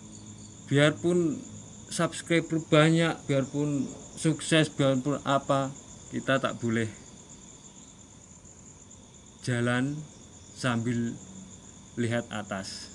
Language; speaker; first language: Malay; non-native, local second language; Javanese